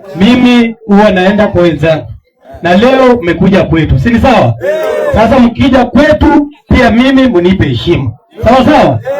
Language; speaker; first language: Swahili; non-native, local second language; Luyia